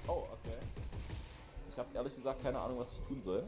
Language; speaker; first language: German; native; German